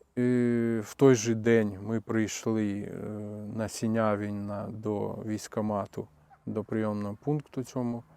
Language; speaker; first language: Ukrainian; native; Ukrainian